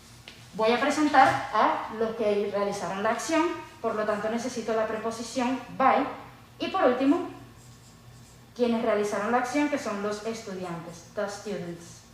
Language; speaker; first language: Spanish; native; Spanish